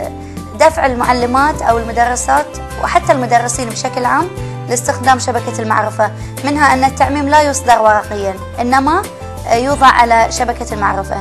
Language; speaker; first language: Arabic; native; Arabic